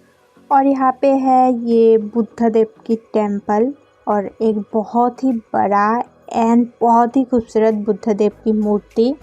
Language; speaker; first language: Hindi; non-native, local second language; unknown